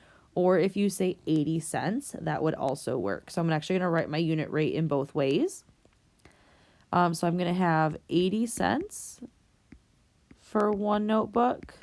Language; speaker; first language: English; native; English